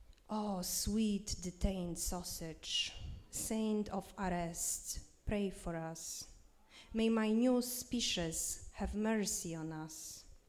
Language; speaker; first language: English; non-native, fluent; Polish